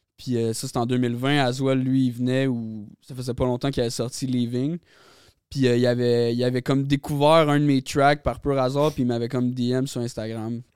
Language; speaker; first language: French; native; French